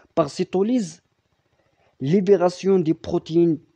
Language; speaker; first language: French; non-native, local second language; Arabic